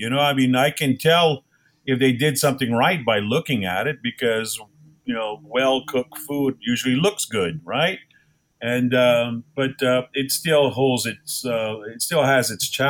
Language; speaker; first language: English; native; English